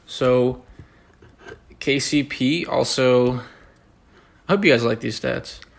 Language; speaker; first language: English; native; English